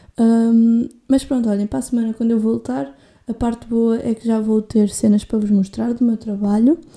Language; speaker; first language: Portuguese; native; Portuguese